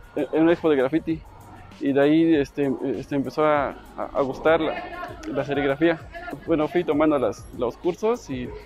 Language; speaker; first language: Spanish; native; Spanish